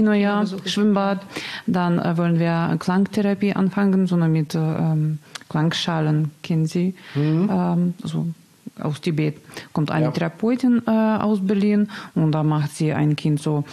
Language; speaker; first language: German; non-native, learner; Russian